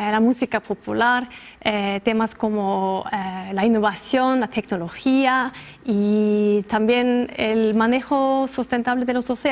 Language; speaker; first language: Spanish; non-native, fluent; Norwegian